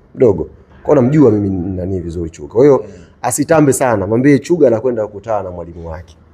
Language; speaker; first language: Swahili; native; Swahili